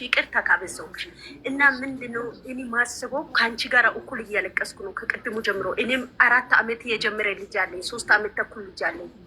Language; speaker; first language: Amharic; native; Amharic